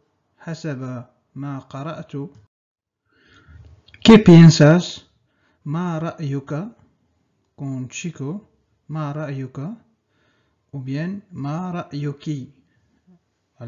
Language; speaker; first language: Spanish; non-native, fluent; Arabic